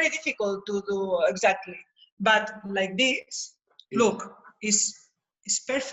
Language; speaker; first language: English; non-native, learner; Spanish